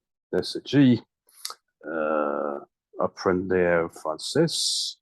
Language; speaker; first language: Portuguese; non-native, learner; English